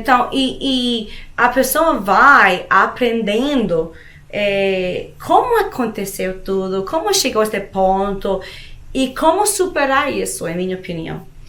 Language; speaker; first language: Portuguese; non-native, fluent; Spanish